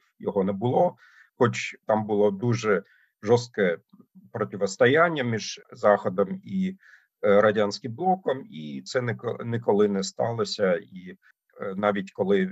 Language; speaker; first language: Ukrainian; non-native, fluent; German